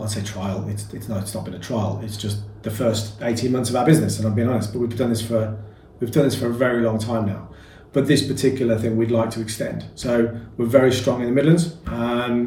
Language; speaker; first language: English; native; English